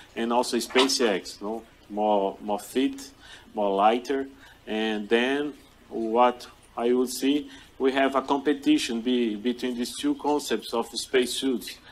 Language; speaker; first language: English; non-native, fluent; Portuguese